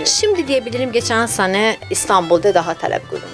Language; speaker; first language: Turkish; non-native, fluent; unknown